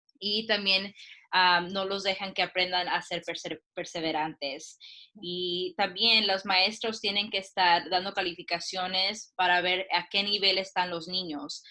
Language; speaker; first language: Spanish; early bilingual, heritage; Spanish